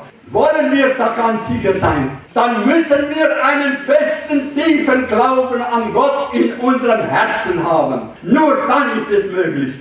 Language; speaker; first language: German; native; German